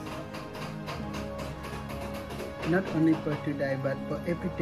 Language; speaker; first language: English; non-native, learner; Balinese